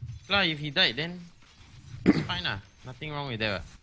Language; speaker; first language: English; non-native, local second language; Chinese